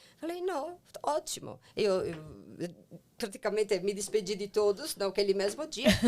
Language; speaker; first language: Portuguese; non-native, fluent; Italian